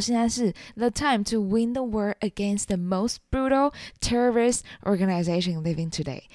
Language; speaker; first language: English; non-native, fluent; Chinese